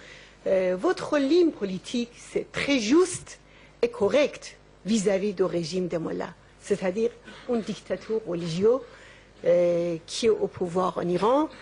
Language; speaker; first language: French; non-native, learner; Persian